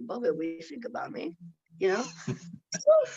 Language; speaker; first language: English; non-native, fluent; Lithuanian